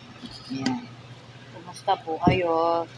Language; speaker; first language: Filipino; native; Filipino